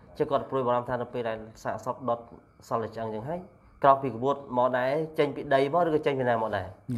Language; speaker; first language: Khmer; non-native, local second language; Eastern Cham